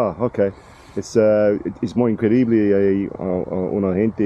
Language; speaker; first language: Spanish; non-native, learner; English